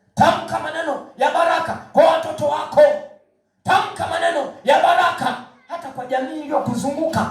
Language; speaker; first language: Swahili; native; Swahili